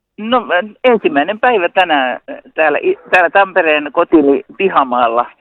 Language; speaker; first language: Finnish; native; Finnish